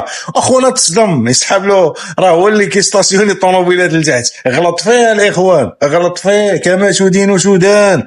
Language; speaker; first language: Arabic; native; Arabic